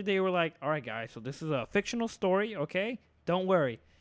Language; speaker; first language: English; early bilingual, other home language; Spanish